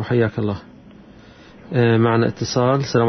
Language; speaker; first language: Arabic; native; Arabic